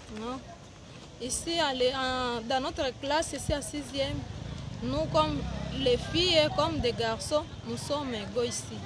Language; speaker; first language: French; non-native, learner; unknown